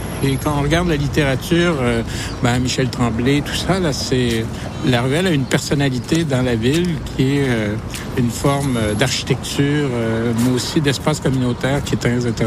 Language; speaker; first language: French; native; French